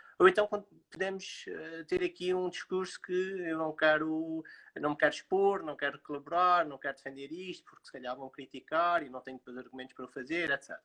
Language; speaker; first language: Portuguese; native; Portuguese